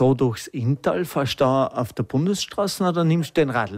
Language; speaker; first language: German; native; German